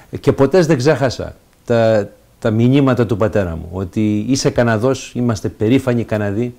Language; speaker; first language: Greek; early bilingual, heritage; Greek